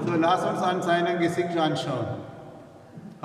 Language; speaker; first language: German; non-native, learner; Malayalam